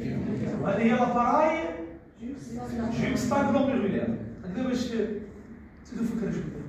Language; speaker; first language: Arabic; native; Arabic